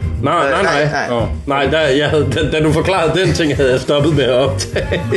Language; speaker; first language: Danish; native; Danish